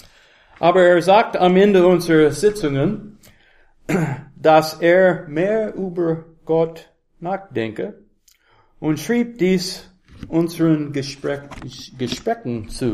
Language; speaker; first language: German; non-native, learner; English